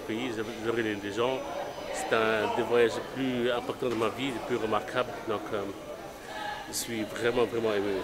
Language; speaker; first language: French; non-native, local second language; Arabic